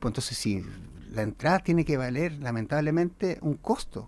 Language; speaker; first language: Spanish; native; Spanish